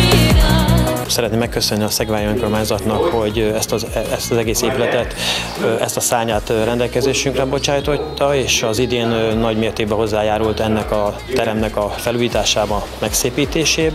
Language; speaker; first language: Hungarian; native; Hungarian